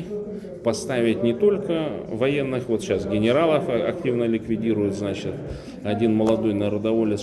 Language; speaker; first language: Russian; native; Russian